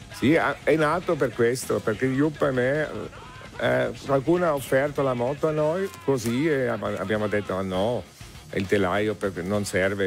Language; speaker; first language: Italian; non-native, learner; German